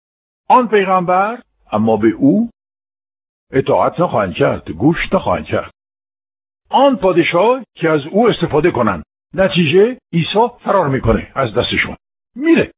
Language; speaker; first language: Persian; non-native, fluent; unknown